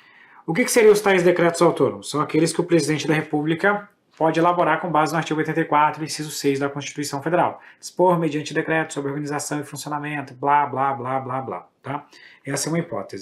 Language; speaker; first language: Portuguese; native; Portuguese